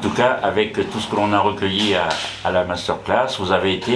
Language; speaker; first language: French; native; French